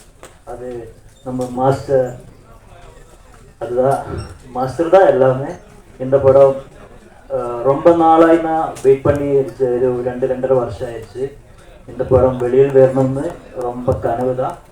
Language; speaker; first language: Tamil; non-native, learner; Malayalam